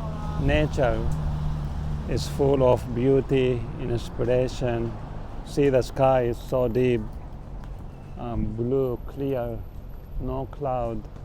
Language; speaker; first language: English; non-native, learner; Arabic